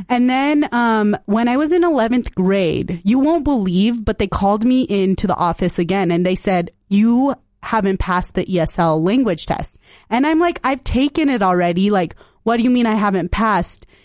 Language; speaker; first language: English; early bilingual, other home language; Punjabi